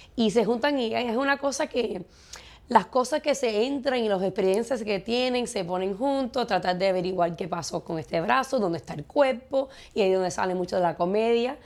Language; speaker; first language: Spanish; early bilingual, heritage; Spanish